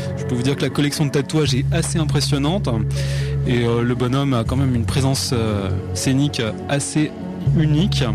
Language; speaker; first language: French; native; French